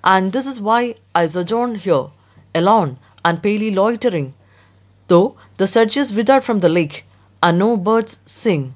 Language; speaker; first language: English; non-native, local second language; Malayalam